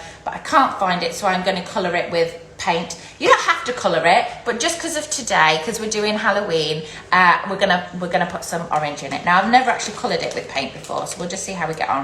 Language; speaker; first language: English; native; English